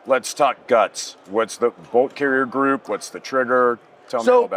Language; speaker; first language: English; native; English